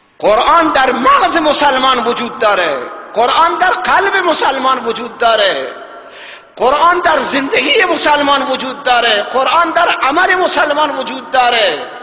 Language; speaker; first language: Persian; non-native, local second language; Baluchi